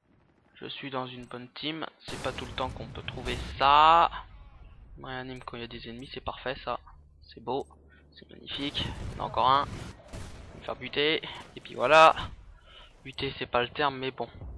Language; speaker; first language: French; native; French